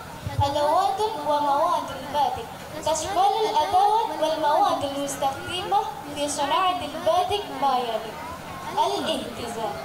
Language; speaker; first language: Arabic; non-native, learner; Indonesian